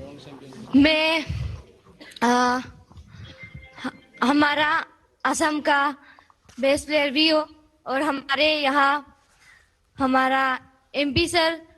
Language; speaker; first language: Hindi; non-native, local second language; Assamese